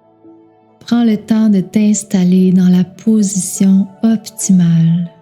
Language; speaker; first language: French; native; French